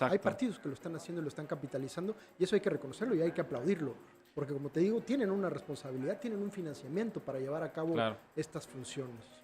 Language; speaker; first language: Spanish; native; Spanish